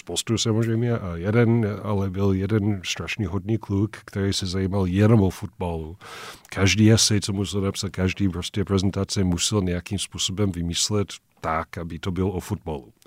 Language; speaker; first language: Czech; non-native, fluent; English